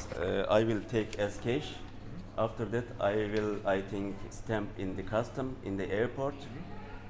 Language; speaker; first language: English; non-native, learner; Turkish